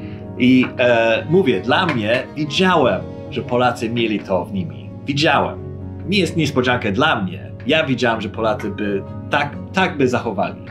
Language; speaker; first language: Polish; non-native, fluent; English